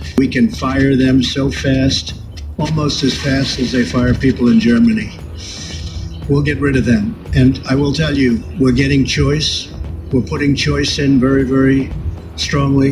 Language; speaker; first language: English; native; English